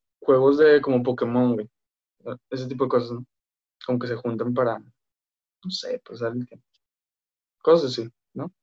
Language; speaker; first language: Spanish; native; Spanish